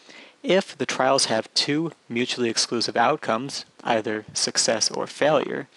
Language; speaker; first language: English; native; English